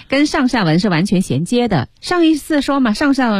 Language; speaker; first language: Chinese; native; Chinese